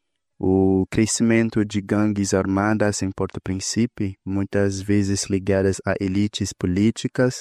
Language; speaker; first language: Portuguese; non-native, fluent; Haitian Creole